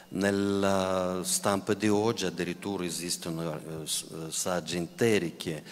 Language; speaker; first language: Italian; non-native, fluent; Russian